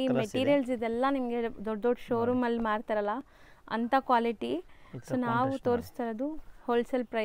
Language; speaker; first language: Kannada; native; Kannada